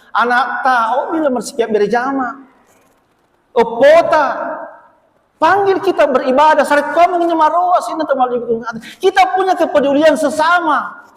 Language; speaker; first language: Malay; non-native, local second language; Buginese